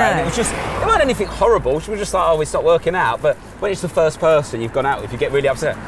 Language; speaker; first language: English; native; English